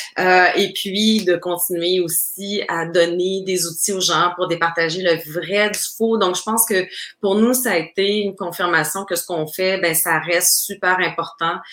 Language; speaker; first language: French; native; French